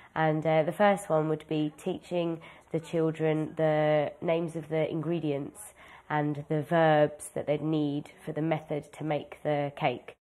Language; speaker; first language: English; native; English